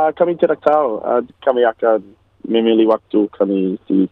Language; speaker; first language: Indonesian; non-native, learner; English